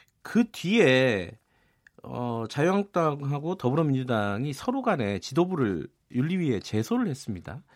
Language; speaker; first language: Korean; native; Korean